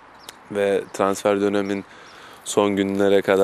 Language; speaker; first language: Turkish; early bilingual, heritage; German